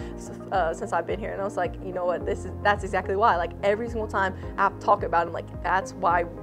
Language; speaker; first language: English; native; English